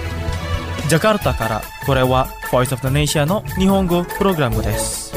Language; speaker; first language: Japanese; non-native, fluent; Indonesian